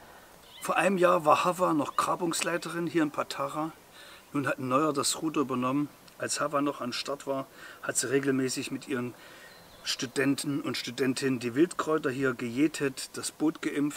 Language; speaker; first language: German; native; German